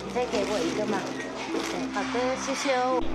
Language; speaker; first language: Chinese; non-native, fluent; Thai